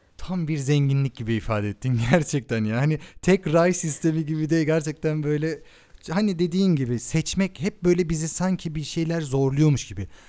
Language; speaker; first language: Turkish; early bilingual, heritage; Turkish